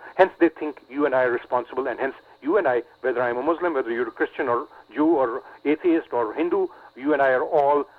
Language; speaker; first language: English; non-native, local second language; Urdu